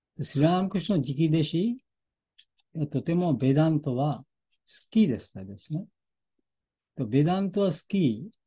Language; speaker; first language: Japanese; non-native, fluent; Bangla